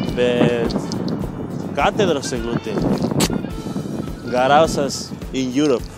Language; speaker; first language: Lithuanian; non-native, learner; Spanish